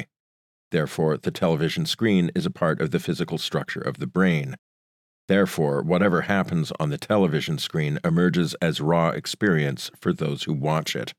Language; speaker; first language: English; native; English